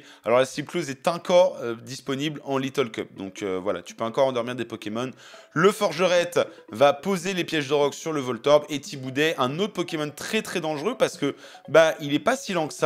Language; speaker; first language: French; native; French